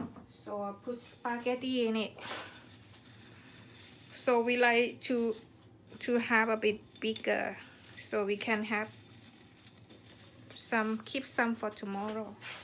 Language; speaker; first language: English; non-native, learner; Thai